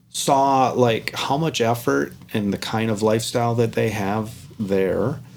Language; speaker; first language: English; native; English